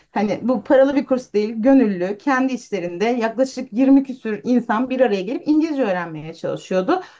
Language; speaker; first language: Turkish; native; Turkish